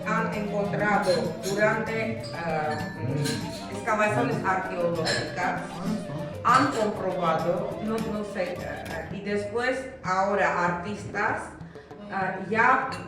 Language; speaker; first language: Spanish; non-native, fluent; Armenian